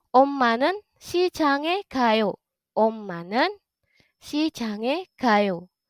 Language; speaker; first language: Korean; non-native, fluent; Indonesian